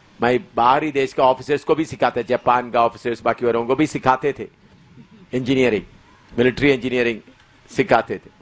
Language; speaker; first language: Hindi; non-native, local second language; Malayalam